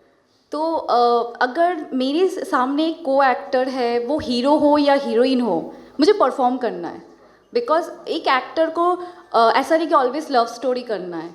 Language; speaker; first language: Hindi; non-native, local second language; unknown